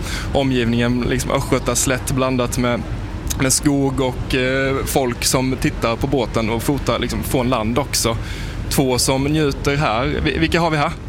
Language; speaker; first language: Swedish; native; Swedish